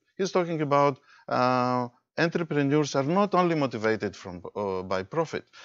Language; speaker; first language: English; non-native, fluent; Greek